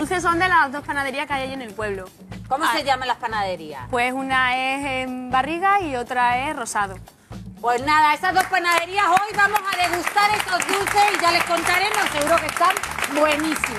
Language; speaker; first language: Spanish; native; Spanish